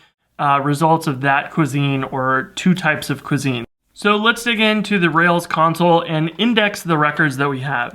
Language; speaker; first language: English; native; English